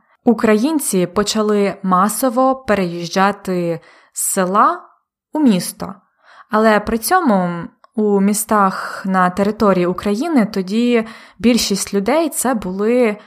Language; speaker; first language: Ukrainian; native; Ukrainian